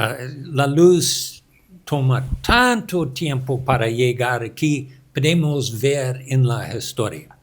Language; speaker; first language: Spanish; non-native, learner; English